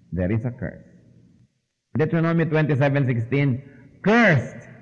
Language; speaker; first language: English; non-native, local second language; Filipino